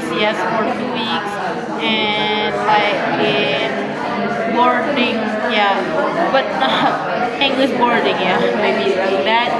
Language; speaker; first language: English; non-native, learner; Indonesian